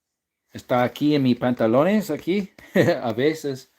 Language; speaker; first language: Spanish; non-native, learner; English